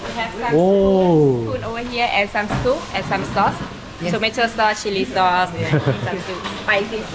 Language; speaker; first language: English; non-native, learner; Thai